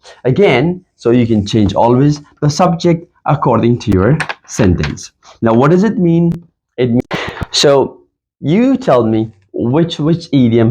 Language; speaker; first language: English; non-native, fluent; Persian